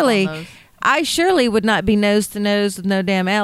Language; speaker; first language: English; native; English